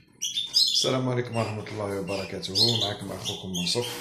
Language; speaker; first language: Arabic; native; Arabic